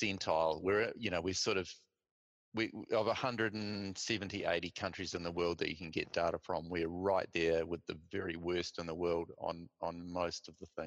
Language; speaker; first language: English; native; English